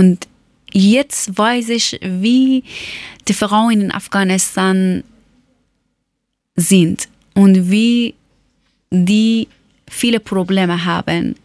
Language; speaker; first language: German; non-native, learner; Persian